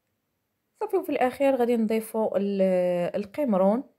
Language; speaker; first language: Arabic; native; Arabic